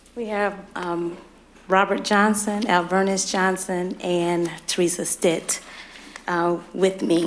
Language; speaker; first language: English; native; English